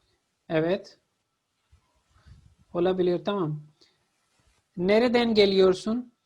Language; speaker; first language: Turkish; non-native, fluent; Urdu